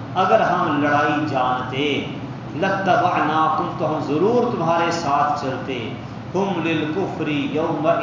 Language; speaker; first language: Urdu; non-native, local second language; Punjabi